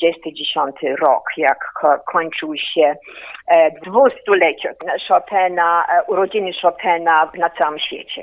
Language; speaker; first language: Polish; early bilingual, heritage; Polish